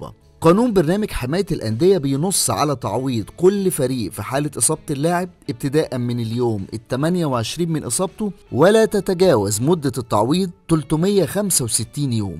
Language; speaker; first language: Arabic; native; Arabic